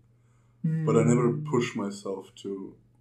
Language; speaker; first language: English; non-native, fluent; German